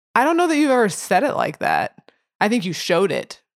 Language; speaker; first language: English; native; English